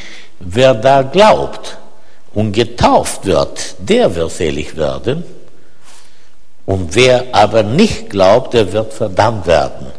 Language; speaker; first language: German; non-native, fluent; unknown